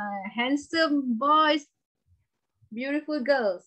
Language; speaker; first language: English; non-native, local second language; Malay